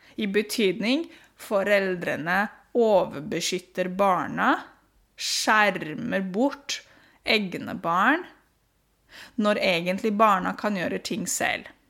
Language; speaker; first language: Norwegian; non-native, fluent; Romanian